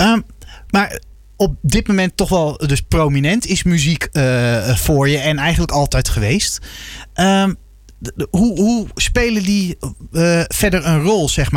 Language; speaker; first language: Dutch; native; Dutch